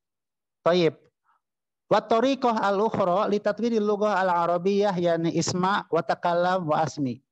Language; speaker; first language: Arabic; non-native, fluent; Indonesian